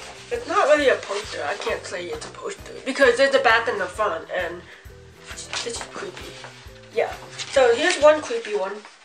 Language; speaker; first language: English; early bilingual, other home language; Chinese